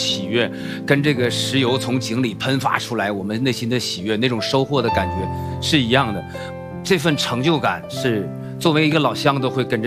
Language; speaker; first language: Chinese; native; Chinese